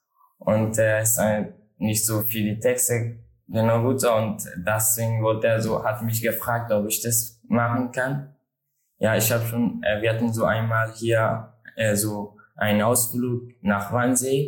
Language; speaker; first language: German; non-native, learner; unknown